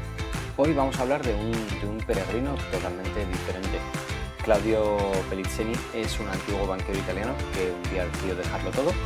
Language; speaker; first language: Spanish; native; Spanish